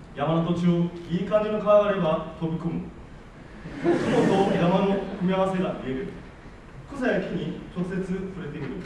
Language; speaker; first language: Japanese; non-native, fluent; Korean